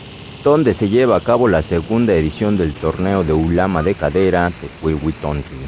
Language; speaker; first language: Spanish; native; Spanish